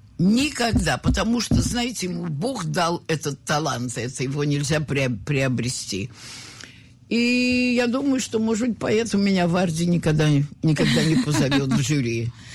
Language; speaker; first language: Russian; native; Russian